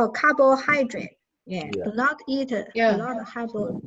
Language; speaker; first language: English; non-native, learner; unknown